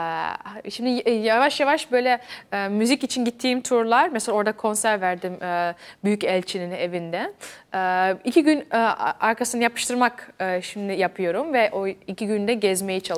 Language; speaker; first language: Turkish; early bilingual, heritage; Dutch